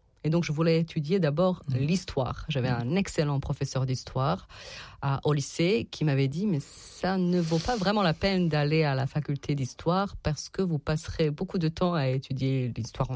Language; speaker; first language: French; non-native, fluent; Serbian